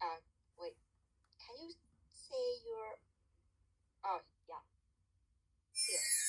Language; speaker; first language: English; non-native, learner; Burmese